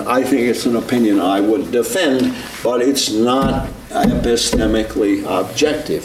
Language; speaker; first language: English; native; English